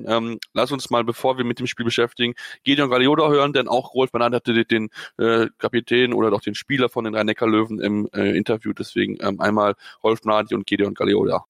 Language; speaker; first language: German; native; German